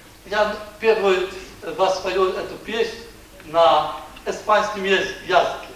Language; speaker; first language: Russian; non-native, learner; Polish